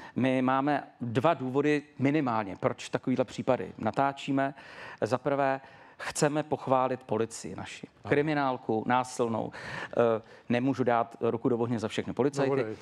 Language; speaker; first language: Czech; native; Czech